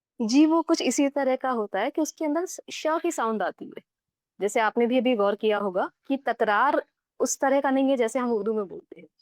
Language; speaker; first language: Hindi; native; Hindi